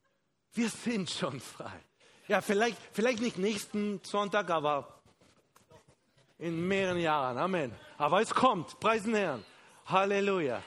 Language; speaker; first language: German; non-native, fluent; Spanish